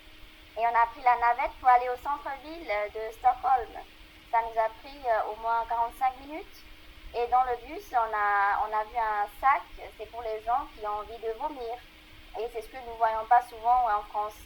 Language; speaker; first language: French; non-native, fluent; Burmese